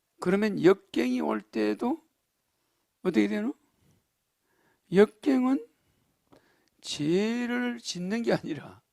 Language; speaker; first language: Korean; native; Korean